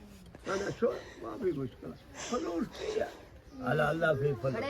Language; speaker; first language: Arabic; non-native, learner; Saraiki